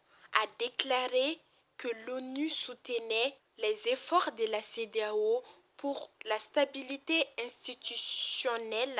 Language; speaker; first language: French; non-native, local second language; Bambara